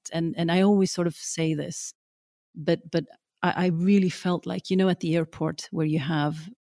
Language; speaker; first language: English; early bilingual, other home language; Norwegian